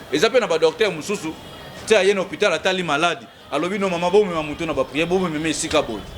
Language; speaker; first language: Lingala; non-native, local second language; Kongo